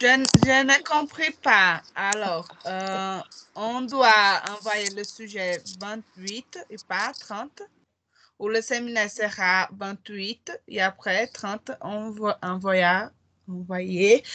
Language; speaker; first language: French; non-native, learner; Portuguese